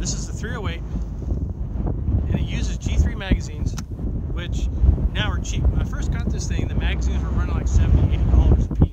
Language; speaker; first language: English; native; English